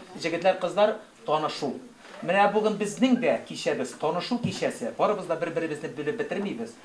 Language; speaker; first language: Tatar; native; Tatar